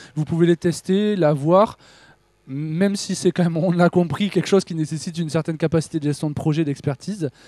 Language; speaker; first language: French; native; French